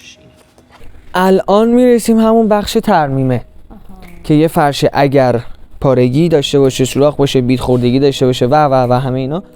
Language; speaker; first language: Persian; native; Persian